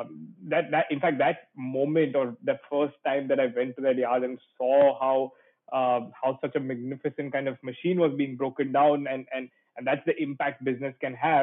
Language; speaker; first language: English; non-native, local second language; Gujarati